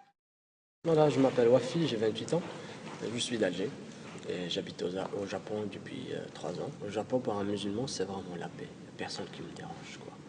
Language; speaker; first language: French; non-native, local second language; Arabic